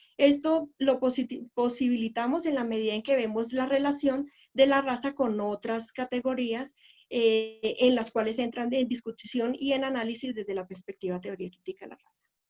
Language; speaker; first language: Spanish; native; Spanish